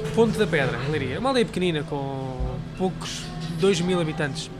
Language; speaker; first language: Portuguese; native; Portuguese